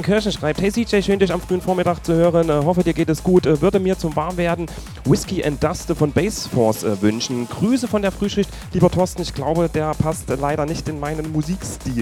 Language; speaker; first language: German; native; German